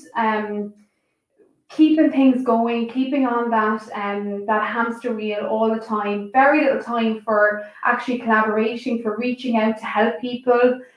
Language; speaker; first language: English; native; English